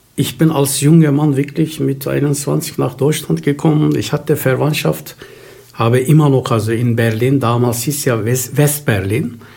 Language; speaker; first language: German; non-native, fluent; Turkish